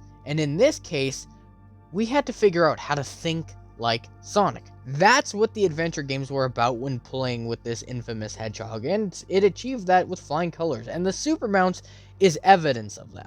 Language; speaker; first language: English; native; English